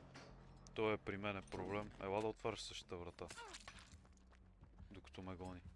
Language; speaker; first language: Bulgarian; native; Bulgarian